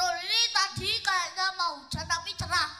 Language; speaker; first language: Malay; non-native, local second language; Javanese